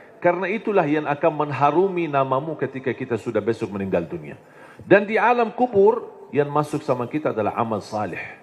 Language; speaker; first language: Indonesian; non-native, fluent; Arabic